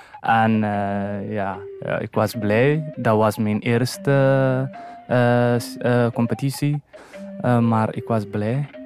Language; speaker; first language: Dutch; non-native, learner; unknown